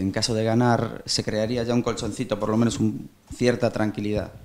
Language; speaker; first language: Spanish; native; Spanish